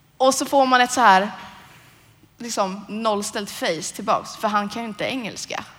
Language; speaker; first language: Swedish; native; Swedish